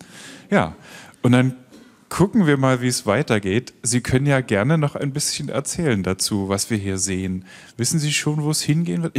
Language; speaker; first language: German; native; German